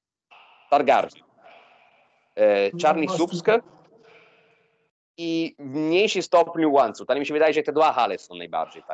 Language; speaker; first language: Polish; non-native, fluent; Italian